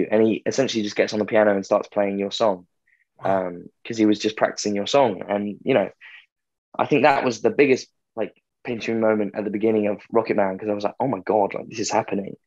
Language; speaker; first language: English; native; English